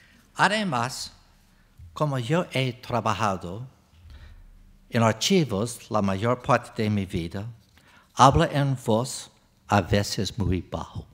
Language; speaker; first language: Spanish; non-native, fluent; English